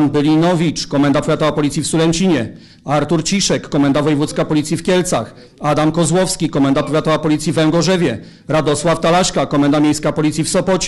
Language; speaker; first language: Polish; native; Polish